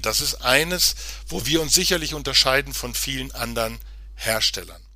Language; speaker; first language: German; native; German